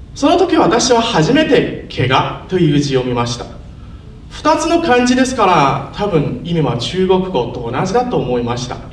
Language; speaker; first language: Japanese; non-native, learner; Chinese